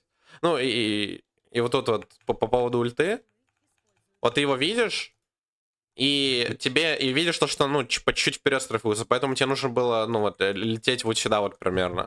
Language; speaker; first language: Russian; native; Russian